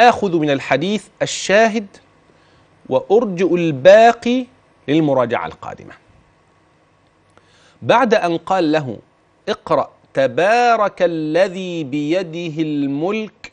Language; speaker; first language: Arabic; native; Arabic